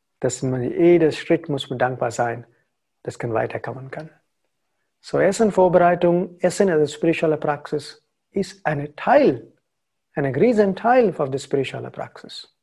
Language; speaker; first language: German; non-native, learner; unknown